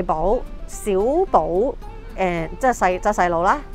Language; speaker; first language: Cantonese; early bilingual, heritage; Cantonese